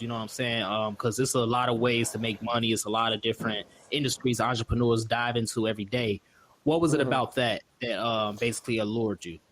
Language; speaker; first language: English; native; English